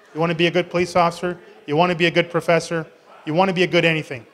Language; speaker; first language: English; native; English